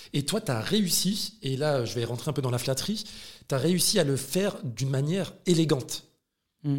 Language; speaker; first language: French; early bilingual, other home language; Arabic